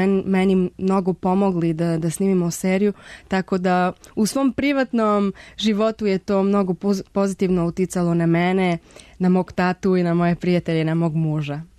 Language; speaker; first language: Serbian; non-native, fluent; Spanish